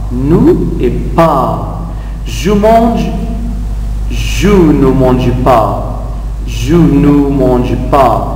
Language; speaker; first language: French; non-native, fluent; Arabic